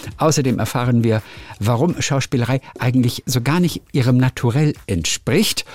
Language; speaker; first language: German; native; German